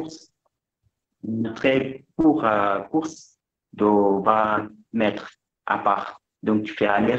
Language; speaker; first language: French; non-native, fluent; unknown